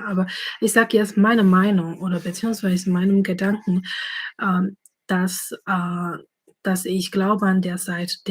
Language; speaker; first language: German; non-native, fluent; Chinese